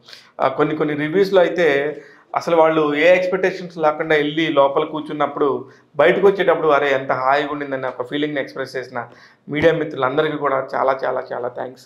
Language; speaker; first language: Telugu; native; Telugu